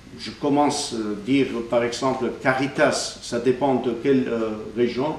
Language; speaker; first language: French; non-native, fluent; Armenian